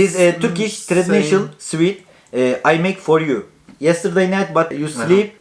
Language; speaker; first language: English; non-native, learner; Turkish